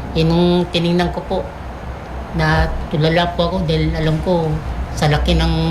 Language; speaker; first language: Filipino; native; Filipino